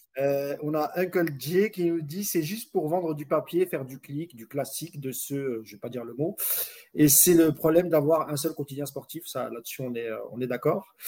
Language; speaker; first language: French; native; French